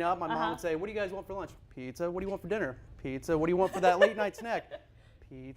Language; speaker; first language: English; native; English